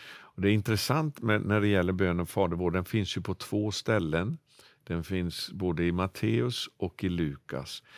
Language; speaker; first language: Swedish; native; Swedish